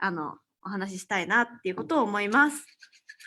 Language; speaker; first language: Japanese; native; Japanese